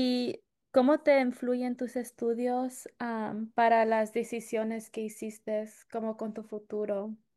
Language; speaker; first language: Spanish; non-native, fluent; English